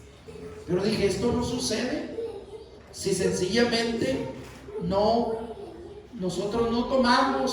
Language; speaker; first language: Spanish; native; Spanish